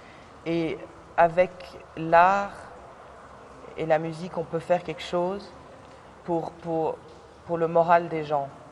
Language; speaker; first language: French; early bilingual, other home language; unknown